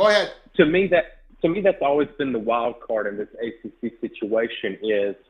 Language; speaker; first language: English; native; English